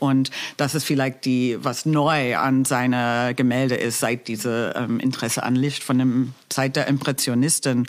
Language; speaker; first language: German; non-native, fluent; English